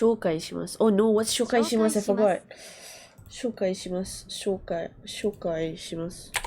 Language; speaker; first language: Japanese; non-native, learner; English